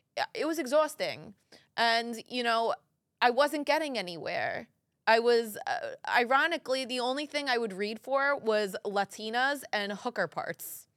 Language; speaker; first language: English; early bilingual, other home language; Italian